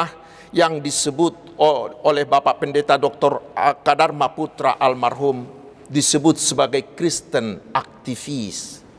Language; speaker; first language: Indonesian; non-native, local second language; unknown